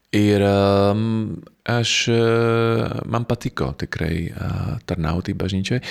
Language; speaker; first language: Lithuanian; non-native, fluent; Slovak